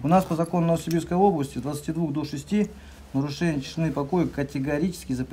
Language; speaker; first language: Russian; native; Russian